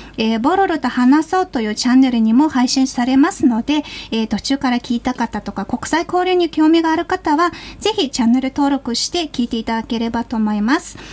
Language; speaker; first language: Japanese; non-native, fluent; Mongolian